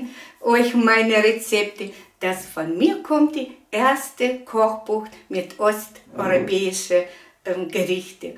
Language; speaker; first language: German; non-native, fluent; Russian